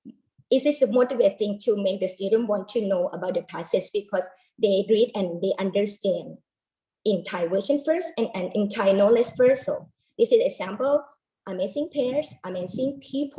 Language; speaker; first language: English; non-native, learner; Thai